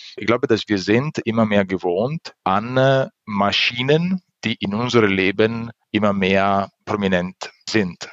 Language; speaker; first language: German; non-native, fluent; Italian